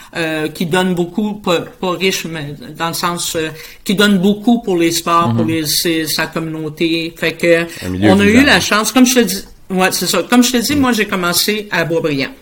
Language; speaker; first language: French; native; French